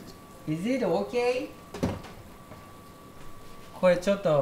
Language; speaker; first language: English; non-native, learner; Japanese